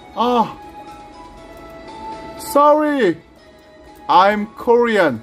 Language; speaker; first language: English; non-native, learner; Korean